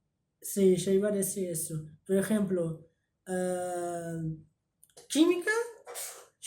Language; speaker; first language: Spanish; early bilingual, heritage; Spanish